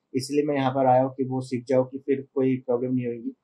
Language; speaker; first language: Hindi; non-native, local second language; Bangla